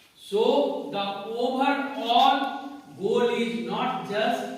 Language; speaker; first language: English; non-native, local second language; Hindi